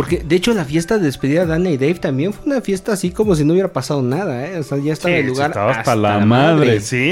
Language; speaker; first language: Spanish; native; Spanish